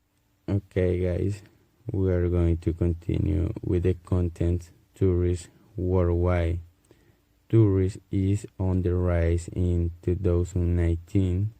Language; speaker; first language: English; non-native, learner; Spanish